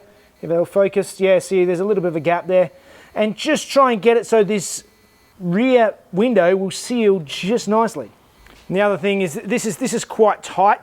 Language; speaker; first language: English; native; English